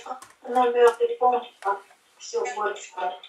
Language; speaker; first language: French; non-native, fluent; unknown